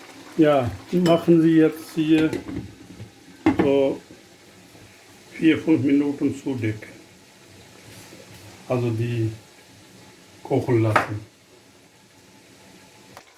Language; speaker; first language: German; non-native, learner; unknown